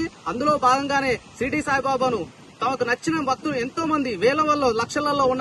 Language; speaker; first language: Telugu; native; Telugu